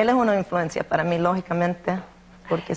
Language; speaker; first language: Spanish; early bilingual, heritage; Spanish